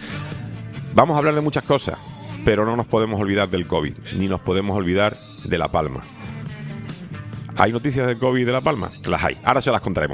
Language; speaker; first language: Spanish; native; Spanish